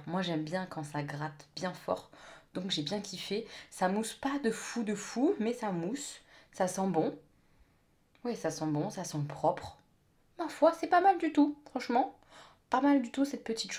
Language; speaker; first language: French; native; French